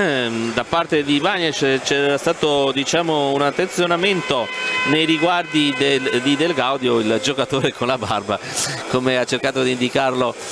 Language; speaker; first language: Italian; native; Italian